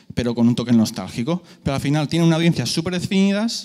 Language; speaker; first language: Spanish; native; Spanish